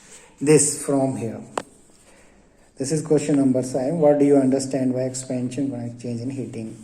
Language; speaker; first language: English; non-native, local second language; Hindi